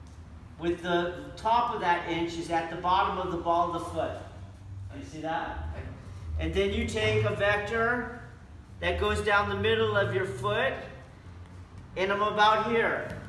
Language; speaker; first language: English; native; English